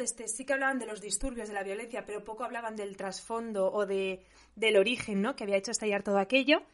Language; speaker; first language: Spanish; native; Spanish